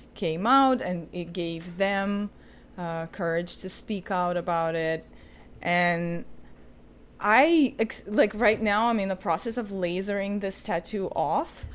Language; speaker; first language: English; non-native, fluent; Ukrainian